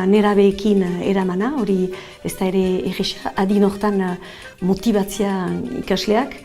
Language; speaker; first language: Basque; native; Basque